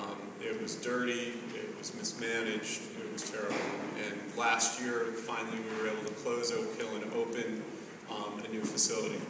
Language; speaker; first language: English; native; English